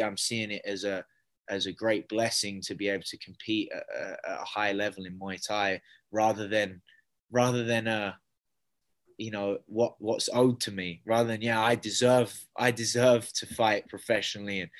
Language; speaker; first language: English; native; English